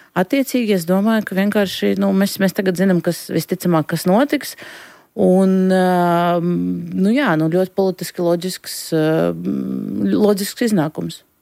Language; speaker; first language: Latvian; non-native, local second language; Russian